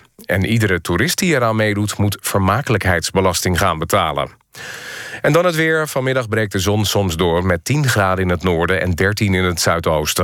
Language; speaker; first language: Dutch; native; Dutch